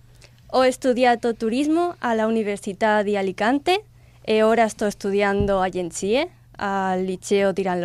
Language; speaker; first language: Italian; non-native, learner; Spanish